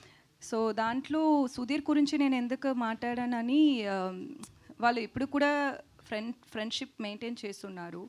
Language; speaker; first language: Telugu; non-native, learner; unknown